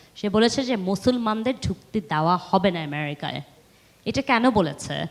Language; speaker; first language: Bangla; early bilingual, heritage; Bangla